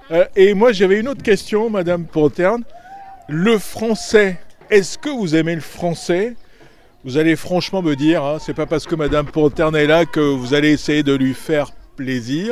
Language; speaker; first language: French; native; French